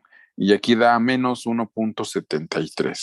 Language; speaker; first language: Spanish; native; Spanish